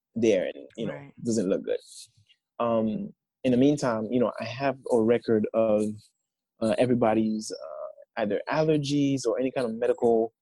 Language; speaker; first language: English; non-native, fluent; Haitian Creole